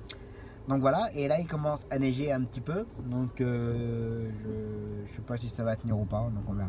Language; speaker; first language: French; native; French